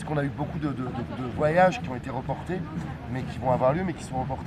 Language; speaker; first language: French; native; French